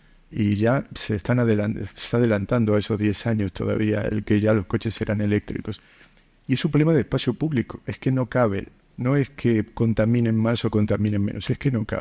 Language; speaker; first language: Spanish; native; Spanish